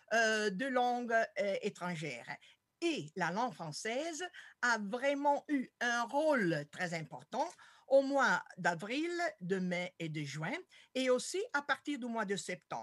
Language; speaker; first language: French; non-native, fluent; Italian